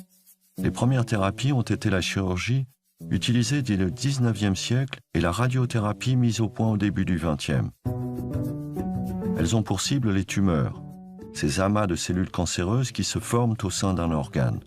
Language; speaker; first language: French; native; French